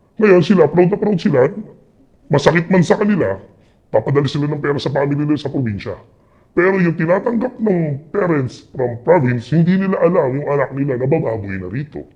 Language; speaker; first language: Filipino; native; Filipino